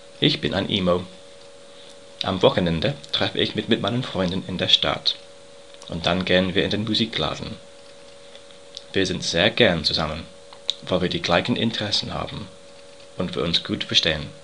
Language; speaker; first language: German; non-native, learner; English